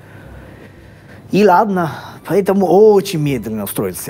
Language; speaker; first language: Russian; non-native, fluent; Italian